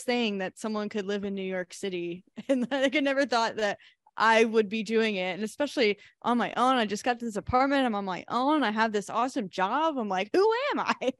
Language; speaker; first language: English; native; English